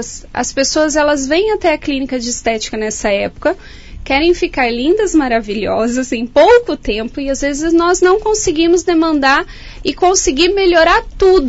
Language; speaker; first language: Portuguese; native; Portuguese